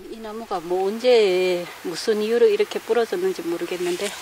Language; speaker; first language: Korean; native; Korean